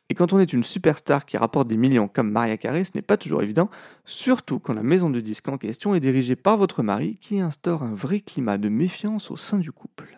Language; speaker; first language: French; native; French